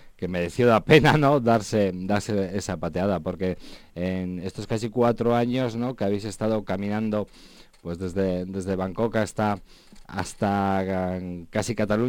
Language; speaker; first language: Spanish; native; Spanish